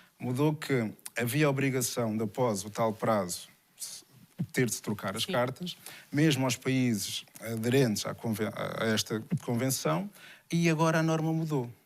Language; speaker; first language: Portuguese; native; Portuguese